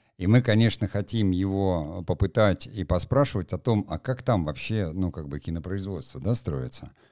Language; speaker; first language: Russian; native; Russian